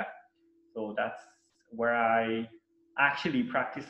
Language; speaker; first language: English; non-native, fluent; Italian